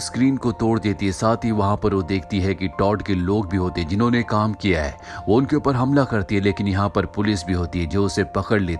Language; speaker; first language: Hindi; native; Hindi